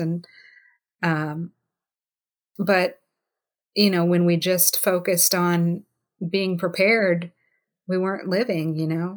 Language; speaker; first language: English; native; English